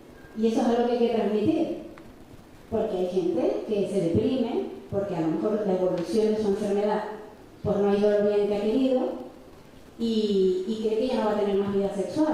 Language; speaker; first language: Spanish; native; Spanish